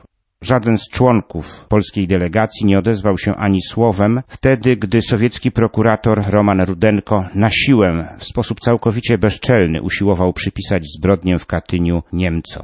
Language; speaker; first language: Polish; native; Polish